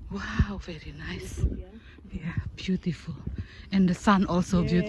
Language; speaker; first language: English; non-native, learner; Indonesian